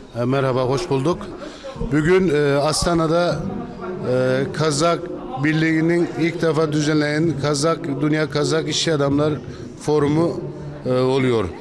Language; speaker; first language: Turkish; non-native, fluent; Kazakh